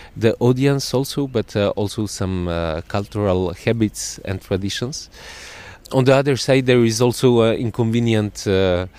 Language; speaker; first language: English; non-native, fluent; Serbian